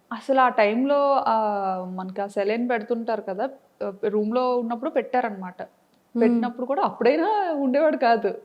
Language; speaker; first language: Telugu; native; Telugu